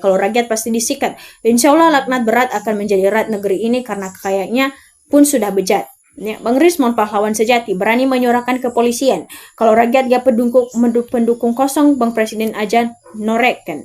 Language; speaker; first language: Indonesian; native; Indonesian